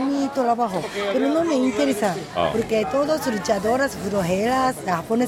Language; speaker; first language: Spanish; non-native, learner; Japanese